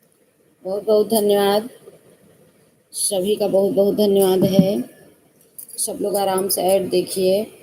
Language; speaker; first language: Hindi; non-native, local second language; Awadhi